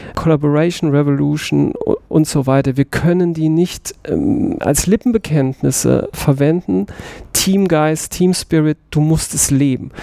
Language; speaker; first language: German; native; German